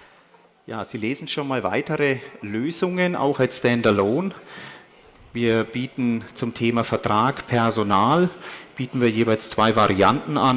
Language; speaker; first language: German; native; German